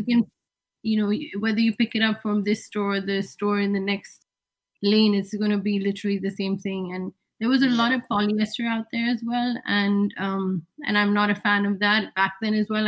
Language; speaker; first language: English; non-native, local second language; Hindi